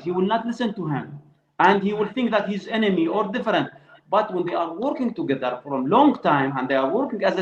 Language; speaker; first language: English; non-native, fluent; Arabic